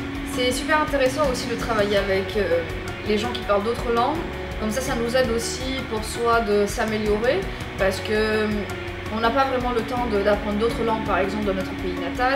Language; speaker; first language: French; non-native, local second language; Morisyen